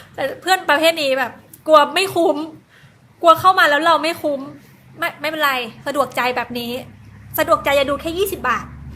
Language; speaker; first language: Thai; native; Thai